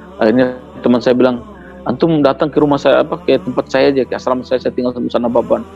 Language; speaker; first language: Indonesian; non-native, local second language; Tetum